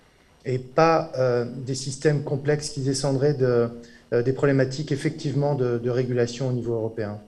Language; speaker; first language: French; native; French